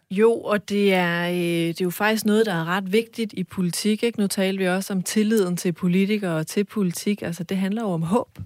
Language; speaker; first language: Danish; early bilingual, other home language; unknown